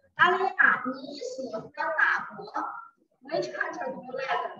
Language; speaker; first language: English; non-native, learner; Chinese